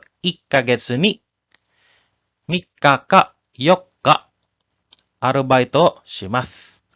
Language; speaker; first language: Japanese; non-native, learner; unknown